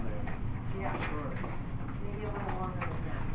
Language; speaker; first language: English; native; English